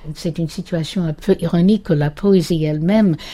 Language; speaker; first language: French; non-native, fluent; English